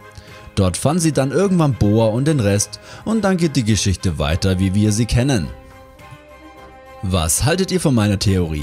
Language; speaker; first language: German; native; German